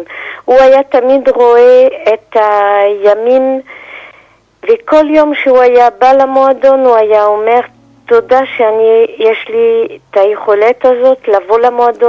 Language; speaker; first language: Hebrew; non-native, fluent; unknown